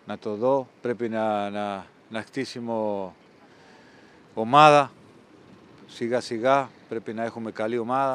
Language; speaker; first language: Greek; non-native, fluent; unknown